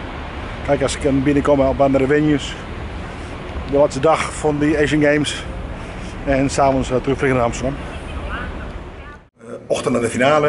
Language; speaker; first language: Dutch; non-native, fluent; Spanish